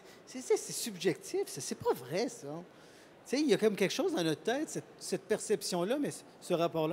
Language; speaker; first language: French; native; French